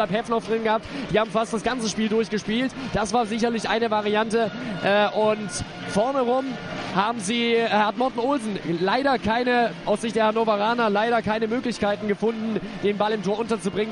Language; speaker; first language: German; native; German